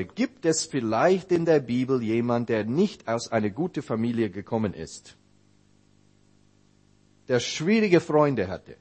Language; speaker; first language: German; non-native, fluent; English